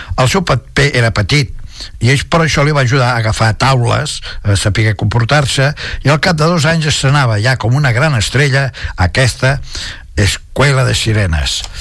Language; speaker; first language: Catalan; non-native, local second language; Spanish